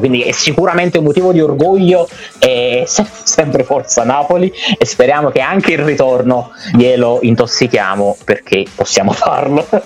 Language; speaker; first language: Italian; native; Italian